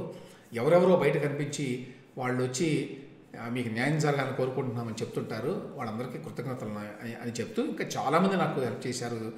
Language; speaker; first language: Telugu; native; Telugu